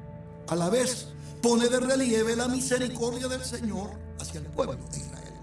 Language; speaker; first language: Spanish; native; Spanish